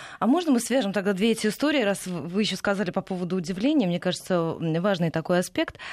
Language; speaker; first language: Russian; native; Russian